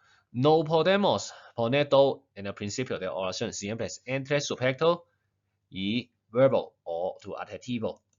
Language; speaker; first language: Spanish; non-native, fluent; Chinese